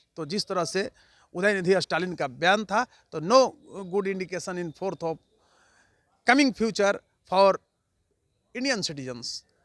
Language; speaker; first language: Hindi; native; Hindi